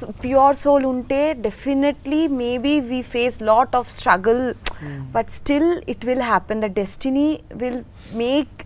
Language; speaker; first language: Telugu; non-native, learner; Bangla